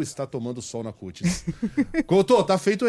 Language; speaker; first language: Portuguese; native; Portuguese